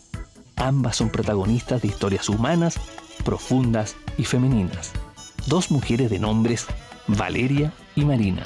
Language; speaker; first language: Spanish; native; Spanish